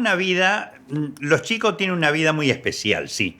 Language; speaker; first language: Spanish; native; Spanish